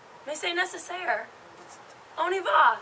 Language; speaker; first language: French; non-native, learner; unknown